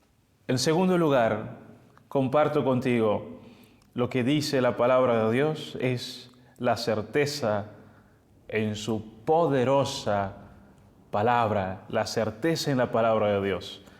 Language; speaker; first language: Spanish; native; Spanish